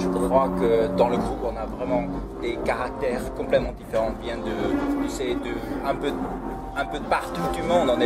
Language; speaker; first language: French; early bilingual, other home language; Cantonese